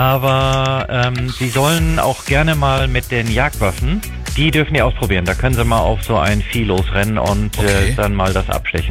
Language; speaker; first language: German; native; German